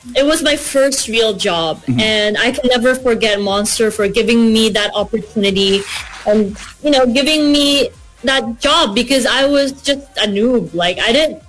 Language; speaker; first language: English; non-native, local second language; Korean